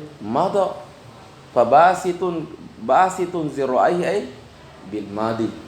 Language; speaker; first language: Arabic; non-native, fluent; Indonesian